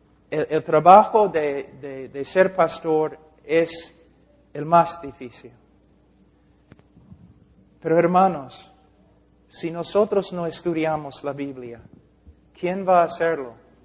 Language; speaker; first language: Spanish; non-native, fluent; English